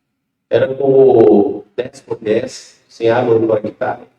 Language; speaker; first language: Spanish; non-native, learner; Portuguese